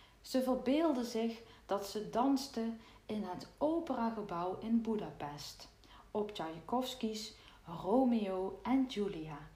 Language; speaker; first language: Dutch; native; Dutch